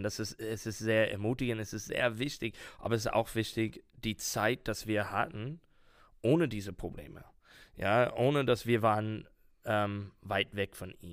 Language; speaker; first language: German; non-native, learner; English